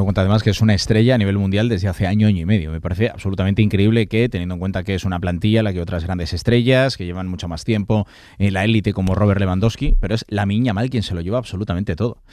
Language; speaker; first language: Spanish; native; Spanish